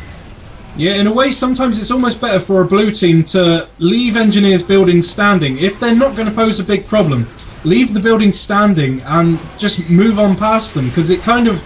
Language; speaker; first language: English; native; English